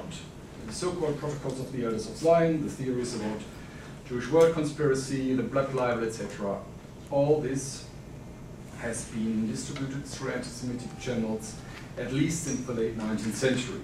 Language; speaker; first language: English; non-native, fluent; German